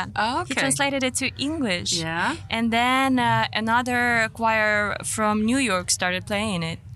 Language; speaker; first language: English; non-native, fluent; Ukrainian